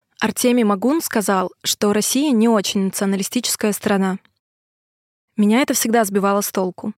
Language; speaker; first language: Russian; native; Russian